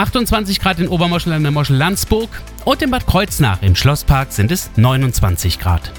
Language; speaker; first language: German; native; German